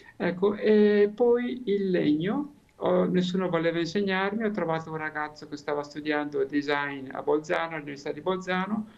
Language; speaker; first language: Italian; native; Italian